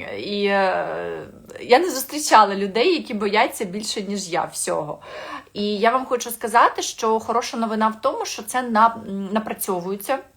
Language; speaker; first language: Ukrainian; non-native, local second language; Russian